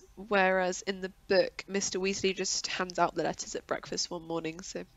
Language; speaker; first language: English; native; English